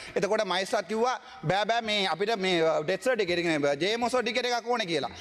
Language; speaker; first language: Sinhala; non-native, local second language; Tamil